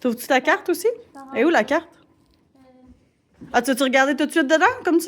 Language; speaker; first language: French; native; French